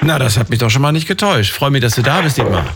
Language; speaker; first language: German; native; German